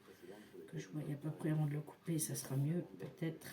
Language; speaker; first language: French; native; French